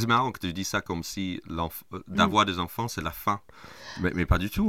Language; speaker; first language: French; non-native, fluent; English